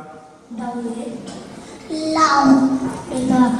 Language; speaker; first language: Basque; non-native, local second language; Spanish